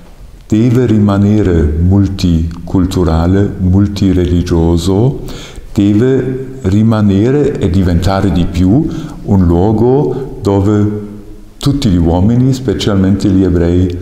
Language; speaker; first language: Italian; non-native, fluent; German